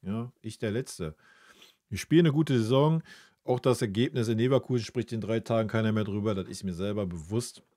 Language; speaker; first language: German; native; German